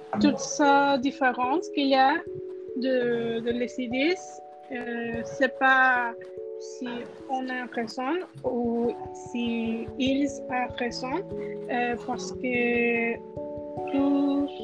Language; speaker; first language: French; non-native, learner; Spanish